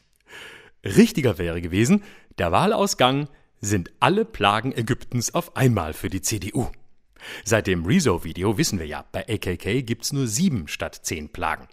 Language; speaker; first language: German; native; German